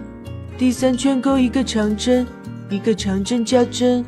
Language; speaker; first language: Chinese; native; Chinese